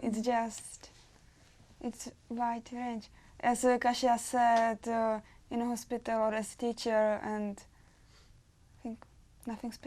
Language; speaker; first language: English; non-native, learner; Czech